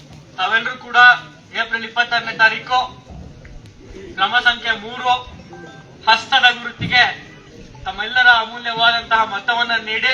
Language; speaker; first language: Kannada; native; Kannada